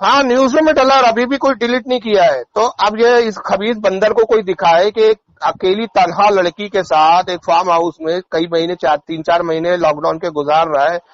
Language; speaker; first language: Urdu; native; Urdu